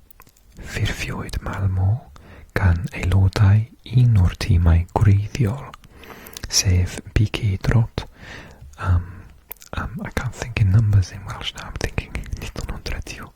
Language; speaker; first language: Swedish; non-native, fluent; English